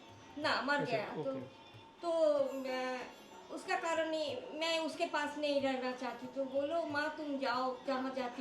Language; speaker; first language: Hindi; non-native, local second language; Bangla